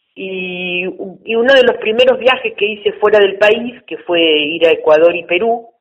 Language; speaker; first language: Spanish; native; Spanish